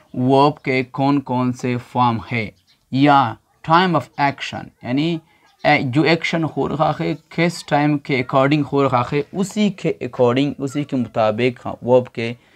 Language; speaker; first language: Urdu; non-native, local second language; Pashto